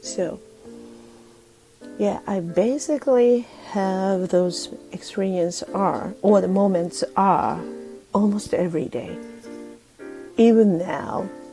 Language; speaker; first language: English; non-native, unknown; Japanese